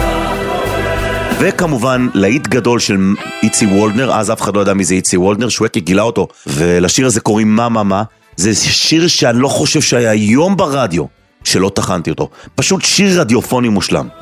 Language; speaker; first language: Hebrew; native; Hebrew